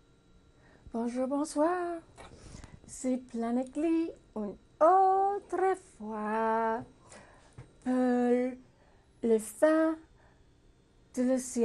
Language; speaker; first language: French; non-native, learner; English